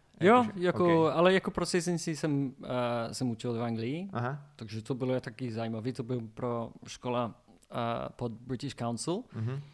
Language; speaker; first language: Czech; non-native, learner; English